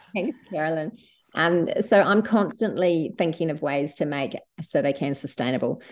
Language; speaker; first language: English; native; English